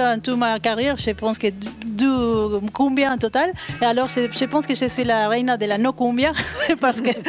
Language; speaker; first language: French; non-native, learner; Spanish